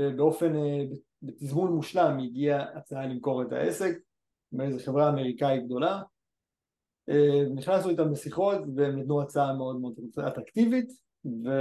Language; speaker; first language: Hebrew; early bilingual, other home language; English